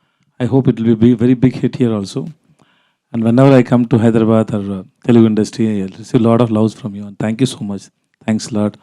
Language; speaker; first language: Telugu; non-native, learner; Tamil